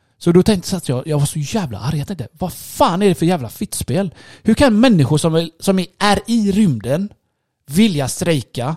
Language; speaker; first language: Swedish; early bilingual, other home language; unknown